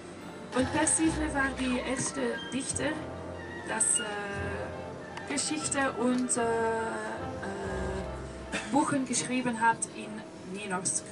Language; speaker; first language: German; non-native, fluent; Norwegian